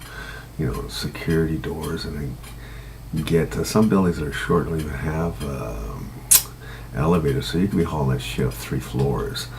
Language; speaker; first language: English; native; English